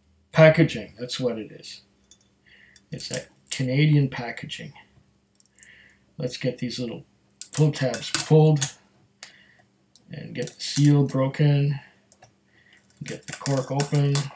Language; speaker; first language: English; native; English